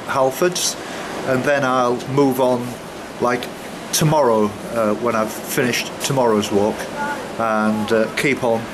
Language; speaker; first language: English; native; English